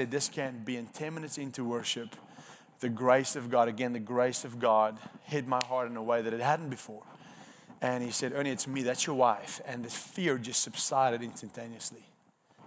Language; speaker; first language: English; non-native, local second language; Afrikaans